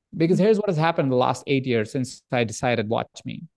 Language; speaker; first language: English; non-native, local second language; Hindi